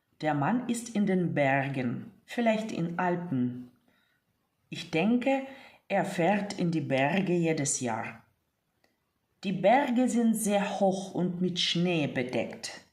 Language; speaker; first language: German; non-native, fluent; Ukrainian